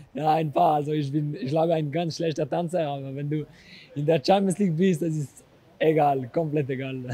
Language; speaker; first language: German; non-native, local second language; French